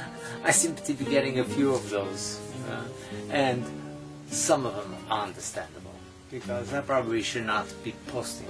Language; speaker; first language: English; native; English